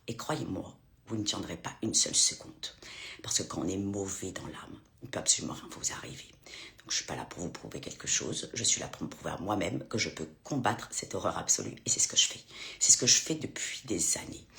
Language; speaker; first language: French; native; French